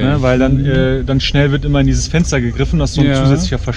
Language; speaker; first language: German; native; German